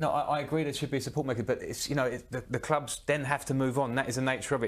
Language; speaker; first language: English; native; English